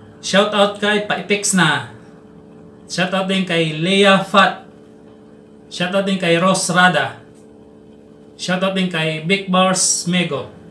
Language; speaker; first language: Filipino; non-native, local second language; Cebuano